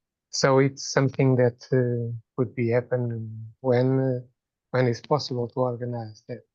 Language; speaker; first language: English; non-native, fluent; Portuguese